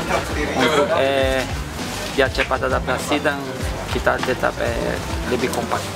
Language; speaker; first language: Indonesian; non-native, fluent; Portuguese